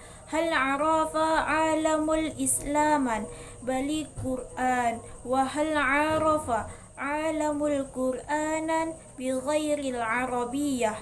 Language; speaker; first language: Arabic; non-native, learner; Indonesian